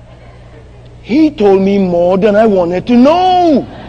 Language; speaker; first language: English; non-native, local second language; Akan